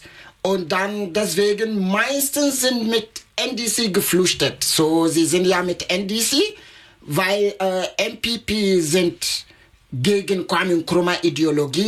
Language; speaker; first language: German; non-native, learner; Akan